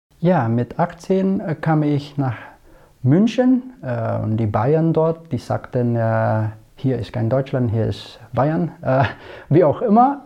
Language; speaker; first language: German; non-native, fluent; Indonesian